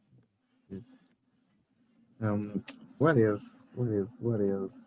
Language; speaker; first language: English; non-native, learner; Spanish